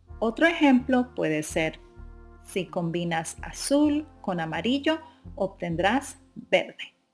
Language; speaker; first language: Spanish; native; Spanish